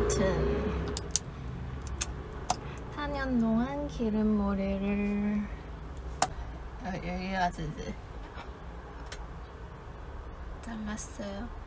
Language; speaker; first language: Korean; non-native, fluent; Chinese